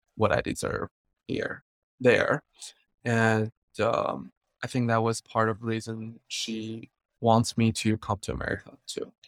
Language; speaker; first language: English; non-native, fluent; Chinese